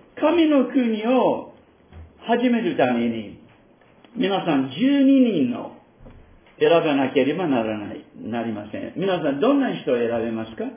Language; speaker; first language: Japanese; non-native, fluent; English